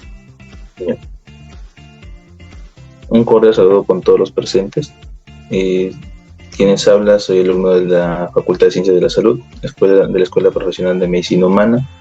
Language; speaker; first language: Spanish; native; Spanish